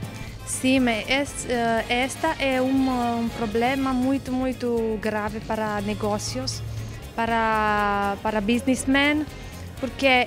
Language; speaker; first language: Portuguese; non-native, learner; Romanian